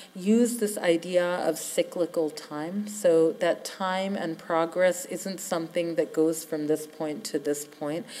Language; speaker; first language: English; native; English